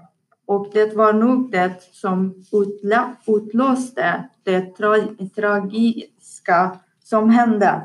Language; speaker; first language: Swedish; non-native, learner; Persian